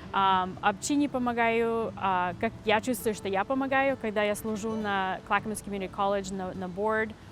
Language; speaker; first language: Russian; early bilingual, heritage; Russian